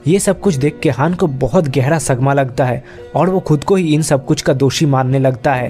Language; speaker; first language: Hindi; native; Hindi